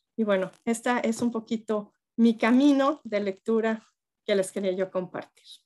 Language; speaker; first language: Spanish; native; Spanish